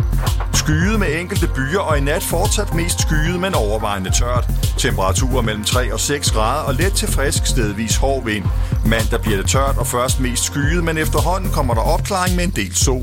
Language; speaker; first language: Danish; native; Danish